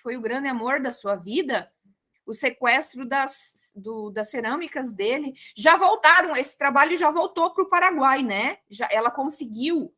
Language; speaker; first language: Portuguese; native; Portuguese